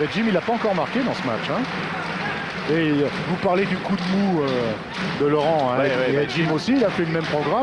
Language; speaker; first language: French; native; French